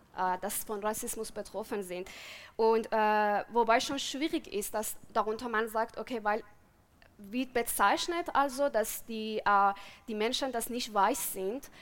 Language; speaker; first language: German; non-native, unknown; Persian